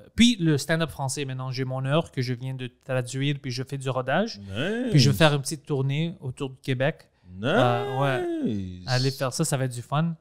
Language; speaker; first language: French; non-native, fluent; Greek